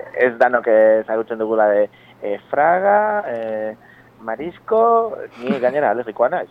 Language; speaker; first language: Basque; non-native, fluent; Galician